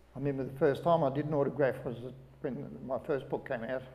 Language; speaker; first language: English; native; English